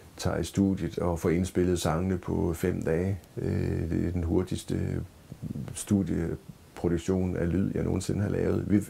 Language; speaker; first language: Danish; native; Danish